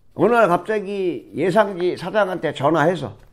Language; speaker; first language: Korean; native; Korean